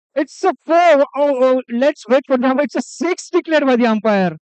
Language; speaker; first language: English; non-native, local second language; Marathi